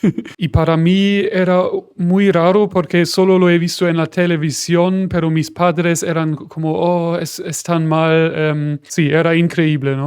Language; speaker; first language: Spanish; non-native, fluent; German